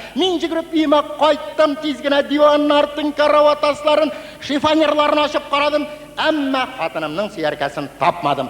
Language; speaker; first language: Tatar; native; Tatar